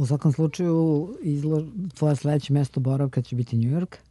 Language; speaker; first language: Serbian; native; Serbian